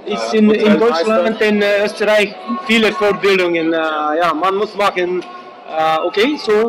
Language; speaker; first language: German; non-native, learner; English